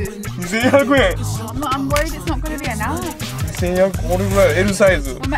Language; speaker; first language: Japanese; native; Japanese